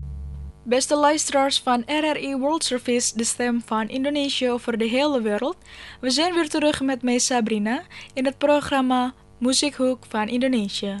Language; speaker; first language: Dutch; non-native, fluent; Indonesian